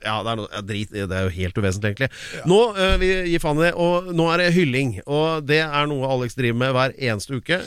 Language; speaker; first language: Norwegian; native; Norwegian